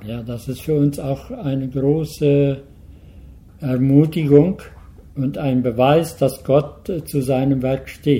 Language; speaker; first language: German; early bilingual, heritage; Low German